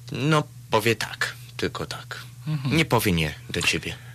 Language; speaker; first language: Polish; early bilingual, heritage; Polish